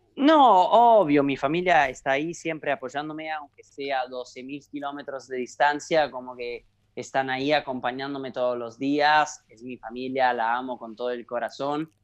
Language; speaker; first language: Spanish; non-native, fluent; Italian